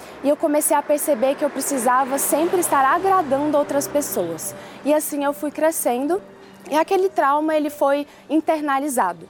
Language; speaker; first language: Portuguese; early bilingual, other home language; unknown